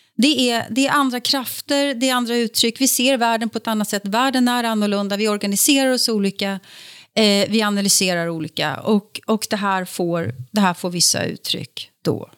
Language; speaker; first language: Swedish; native; Swedish